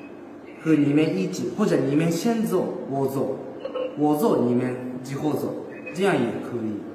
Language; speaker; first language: Chinese; non-native, learner; Japanese